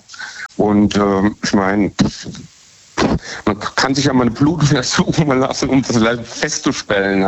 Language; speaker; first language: German; native; German